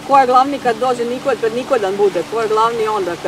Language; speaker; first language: Croatian; native; Croatian